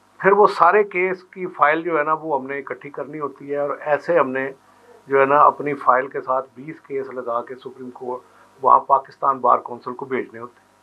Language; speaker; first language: Urdu; non-native, local second language; Punjabi